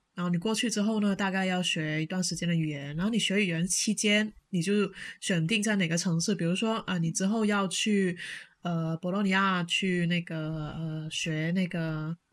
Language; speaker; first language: Chinese; non-native, local second language; Cantonese